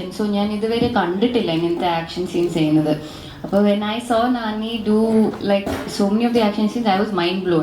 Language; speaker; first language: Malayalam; early bilingual, heritage; Malayalam